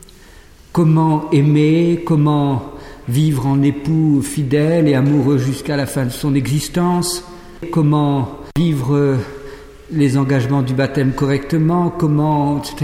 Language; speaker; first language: French; native; French